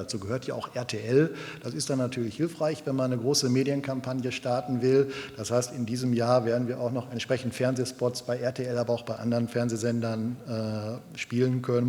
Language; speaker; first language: German; native; German